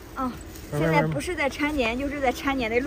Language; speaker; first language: Chinese; native; Chinese